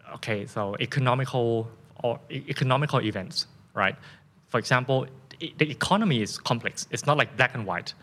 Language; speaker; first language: English; non-native, fluent; Thai